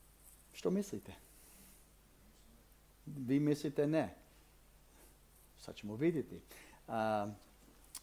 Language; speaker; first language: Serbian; non-native, fluent; English